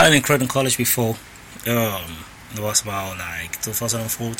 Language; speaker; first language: English; non-native, learner; Spanish